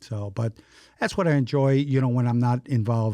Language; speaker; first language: English; native; English